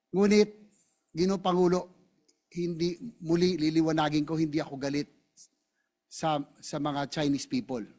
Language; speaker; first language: Filipino; native; Filipino